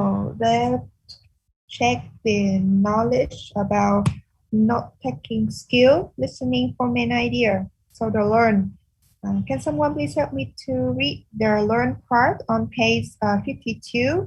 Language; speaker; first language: English; non-native, fluent; Vietnamese